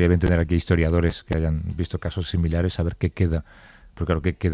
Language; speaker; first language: Spanish; native; Spanish